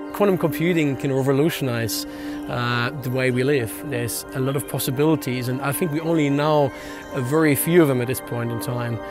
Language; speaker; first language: English; non-native, fluent; German